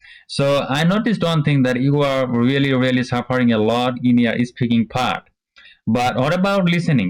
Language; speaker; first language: English; non-native, learner; Bangla